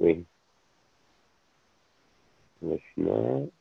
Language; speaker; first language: French; non-native, learner; Italian